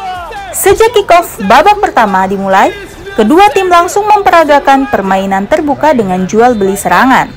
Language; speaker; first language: Indonesian; native; Indonesian